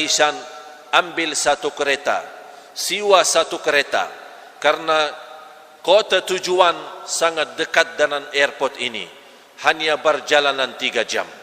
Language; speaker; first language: Malay; non-native, fluent; Arabic